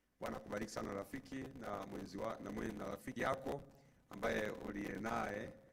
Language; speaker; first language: Swahili; native; Swahili